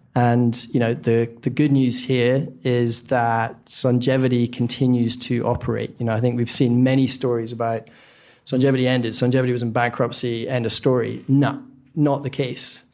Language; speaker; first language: English; native; English